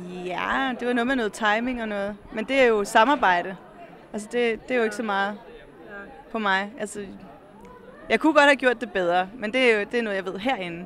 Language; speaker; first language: Danish; native; Danish